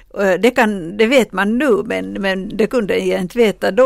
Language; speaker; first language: Swedish; non-native, local second language; Finnish